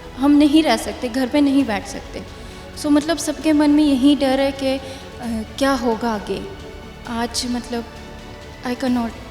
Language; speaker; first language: Hindi; non-native, fluent; Persian